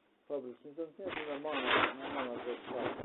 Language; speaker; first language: Polish; non-native, learner; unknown